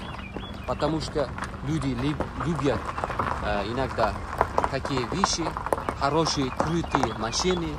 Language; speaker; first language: Russian; non-native, learner; Uzbek